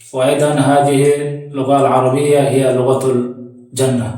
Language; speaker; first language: Arabic; non-native, learner; Bangla